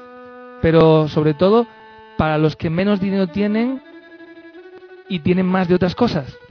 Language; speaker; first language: Spanish; native; Spanish